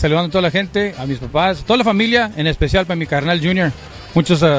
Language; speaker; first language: Spanish; early bilingual, heritage; Spanish